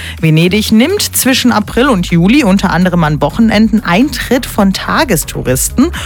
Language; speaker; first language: German; native; German